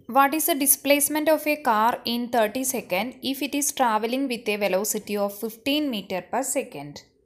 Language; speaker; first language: English; non-native, local second language; Malayalam